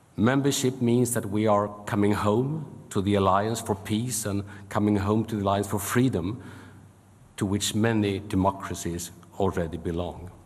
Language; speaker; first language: English; non-native, fluent; Swedish